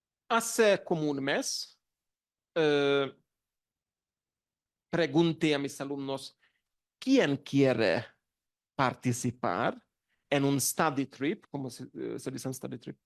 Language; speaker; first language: Spanish; non-native, learner; Hungarian